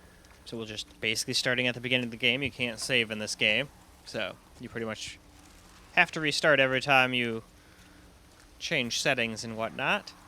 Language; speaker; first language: English; native; English